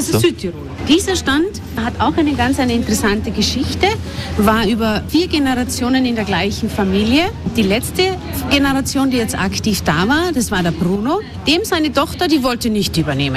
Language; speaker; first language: German; native; German